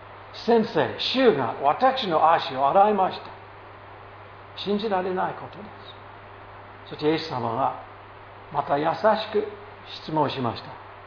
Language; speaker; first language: Japanese; non-native, fluent; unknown